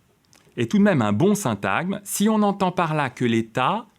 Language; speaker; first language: French; native; French